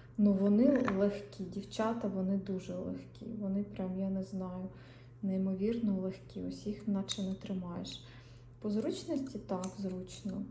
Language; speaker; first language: Ukrainian; non-native, local second language; Russian